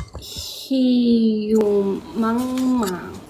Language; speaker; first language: English; non-native, learner; Korean